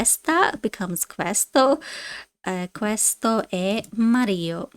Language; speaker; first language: Italian; non-native, fluent; English